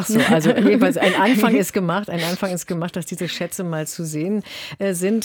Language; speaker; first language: German; native; German